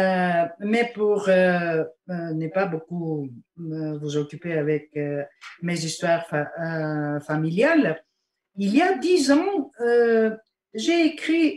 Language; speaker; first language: French; non-native, fluent; Bulgarian